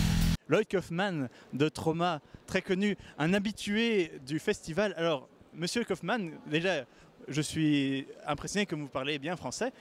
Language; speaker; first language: French; native; French